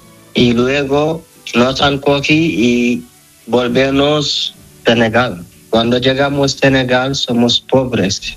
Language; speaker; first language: Spanish; non-native, learner; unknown